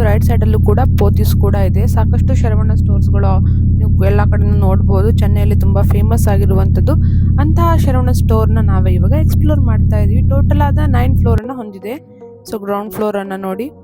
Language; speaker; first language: Kannada; native; Kannada